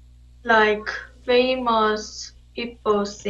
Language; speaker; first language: English; non-native, learner; Korean